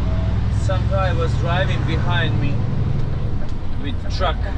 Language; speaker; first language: English; non-native, learner; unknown